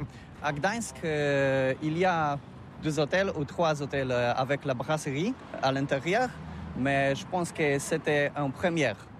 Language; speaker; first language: French; non-native, learner; Polish